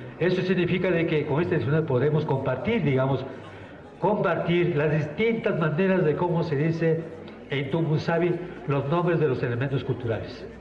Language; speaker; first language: Spanish; non-native, local second language; Mixtepec Mixtec